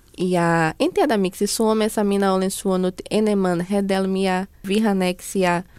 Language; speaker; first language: Finnish; non-native, learner; Portuguese